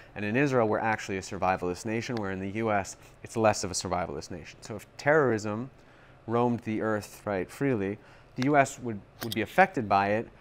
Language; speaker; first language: English; native; English